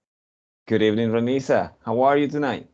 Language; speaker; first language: English; non-native, fluent; Spanish